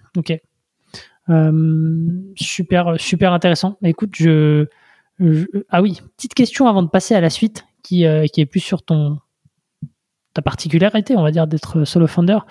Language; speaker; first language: French; native; French